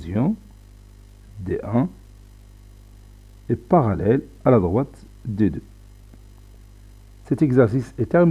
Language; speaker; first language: French; non-native, local second language; Arabic